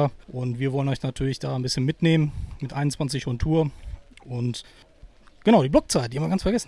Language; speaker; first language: German; native; German